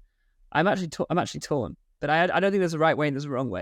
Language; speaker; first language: English; native; English